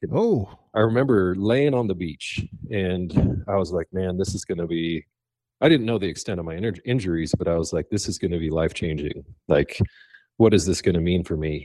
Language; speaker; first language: English; native; English